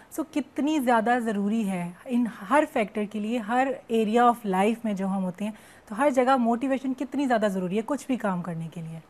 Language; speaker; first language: Urdu; native; Urdu